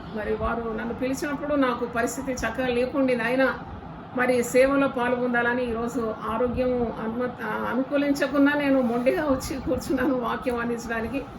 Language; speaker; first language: Telugu; non-native, local second language; Malayalam